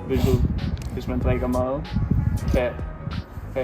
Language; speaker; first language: Danish; native; Danish